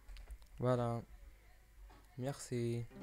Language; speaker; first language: French; non-native, learner; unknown